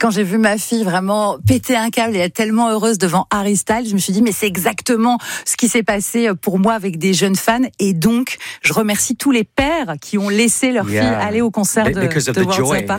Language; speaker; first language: French; native; French